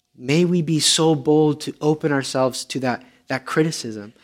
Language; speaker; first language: English; non-native, fluent; Romanian